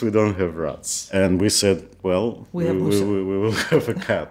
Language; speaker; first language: English; non-native, fluent; Kazakh